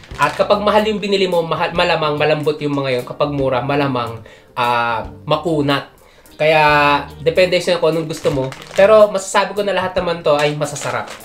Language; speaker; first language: Filipino; native; Filipino